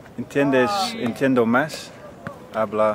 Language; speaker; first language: Spanish; non-native, learner; English